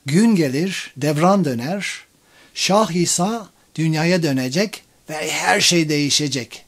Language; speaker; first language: Turkish; non-native, fluent; English